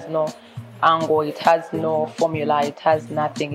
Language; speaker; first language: English; non-native, local second language; Ganda